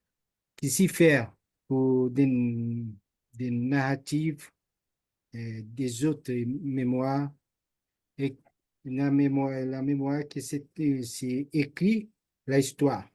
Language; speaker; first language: French; non-native, learner; Portuguese